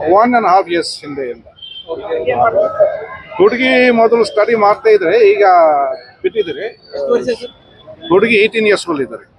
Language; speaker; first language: Kannada; non-native, local second language; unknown